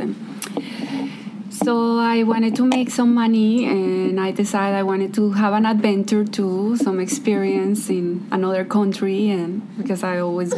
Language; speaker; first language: English; non-native, fluent; Spanish